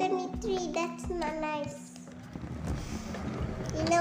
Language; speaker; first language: English; non-native, learner; Indonesian